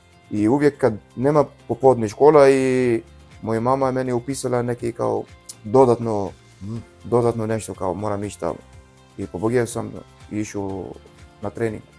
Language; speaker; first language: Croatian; non-native, learner; Arabic